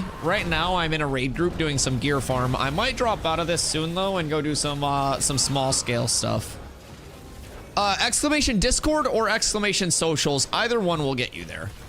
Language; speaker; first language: English; native; English